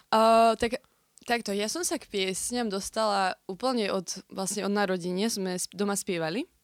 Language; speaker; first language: Slovak; native; Slovak